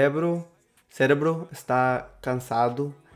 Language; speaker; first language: Portuguese; non-native, learner; Spanish